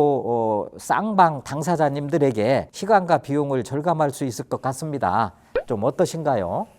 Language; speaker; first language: Korean; native; Korean